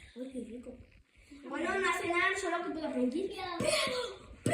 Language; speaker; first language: Spanish; native; Spanish